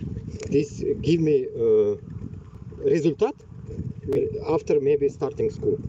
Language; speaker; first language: English; non-native, learner; Bashkir